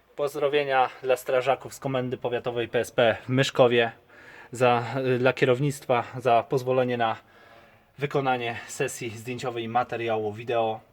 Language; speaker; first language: Polish; native; Polish